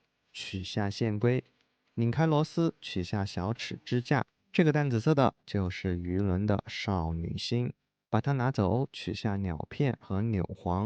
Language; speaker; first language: Chinese; native; Chinese